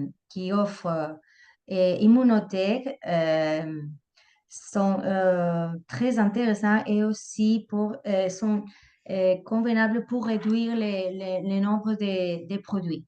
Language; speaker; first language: French; non-native, fluent; Spanish